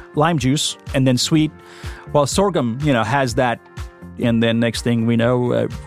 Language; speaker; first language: English; non-native, local second language; Gujarati